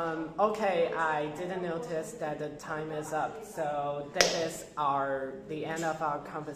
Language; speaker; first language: English; non-native, fluent; Chinese